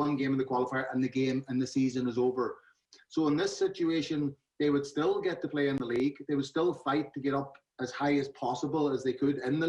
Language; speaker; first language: English; native; English